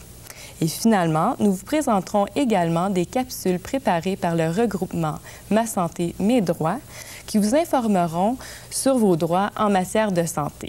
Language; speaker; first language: French; native; French